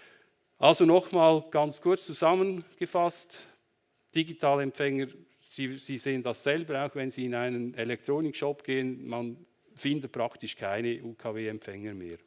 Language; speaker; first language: German; native; German